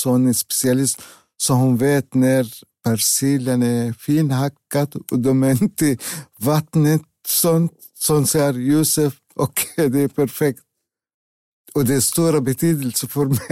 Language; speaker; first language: Swedish; non-native, learner; Arabic